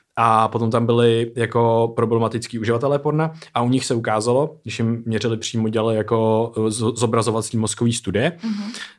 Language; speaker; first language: Czech; native; Czech